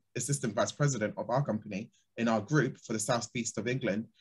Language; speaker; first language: English; native; English